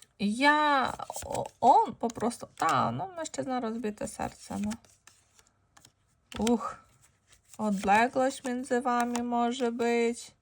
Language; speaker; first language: Polish; non-native, fluent; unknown